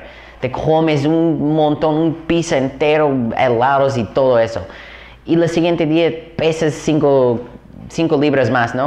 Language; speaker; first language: Spanish; non-native, fluent; English